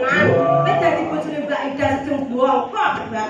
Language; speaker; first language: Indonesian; non-native, local second language; Javanese